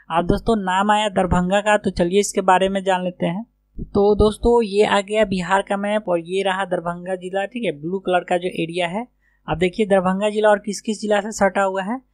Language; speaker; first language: Hindi; native; Hindi